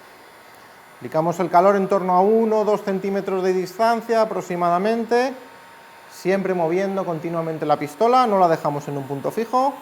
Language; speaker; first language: Spanish; native; Spanish